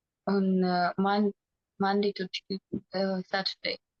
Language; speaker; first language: English; non-native, learner; Russian